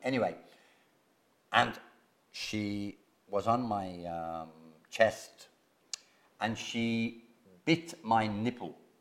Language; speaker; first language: English; native; English